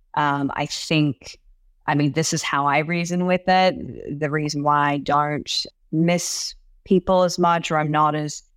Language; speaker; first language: English; non-native, local second language; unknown